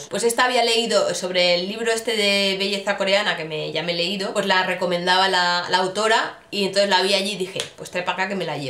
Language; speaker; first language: Spanish; native; Spanish